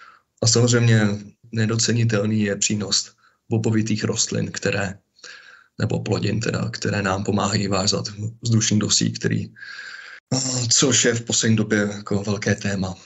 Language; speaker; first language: Czech; native; Czech